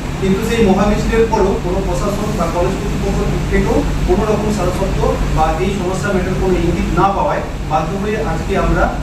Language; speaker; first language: Bangla; non-native, local second language; Santali